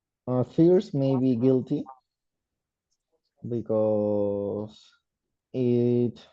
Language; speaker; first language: English; non-native, learner; Spanish